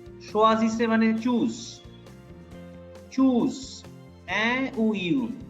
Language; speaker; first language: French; non-native, fluent; Bangla